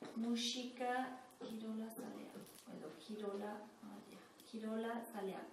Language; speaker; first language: Basque; native; Basque